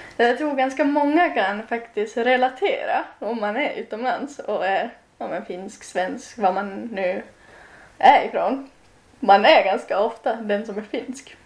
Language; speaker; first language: Swedish; non-native, local second language; Finnish